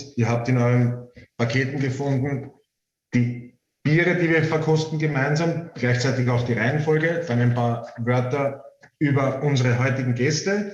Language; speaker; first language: German; native; German